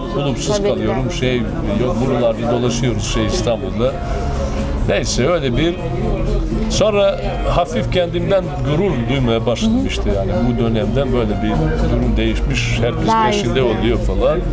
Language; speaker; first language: Turkish; non-native, fluent; Serbian